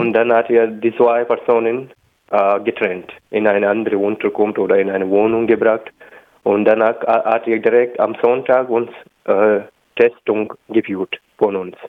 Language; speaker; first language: German; non-native, learner; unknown